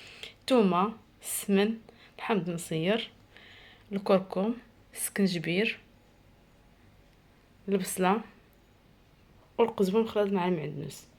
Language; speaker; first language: Arabic; native; Arabic